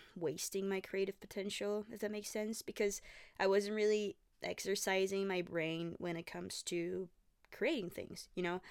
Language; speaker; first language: English; non-native, fluent; Portuguese